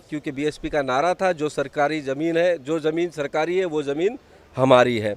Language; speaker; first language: Hindi; non-native, local second language; Marathi